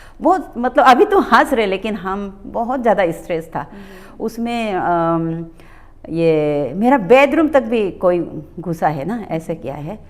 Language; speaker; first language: Hindi; non-native, local second language; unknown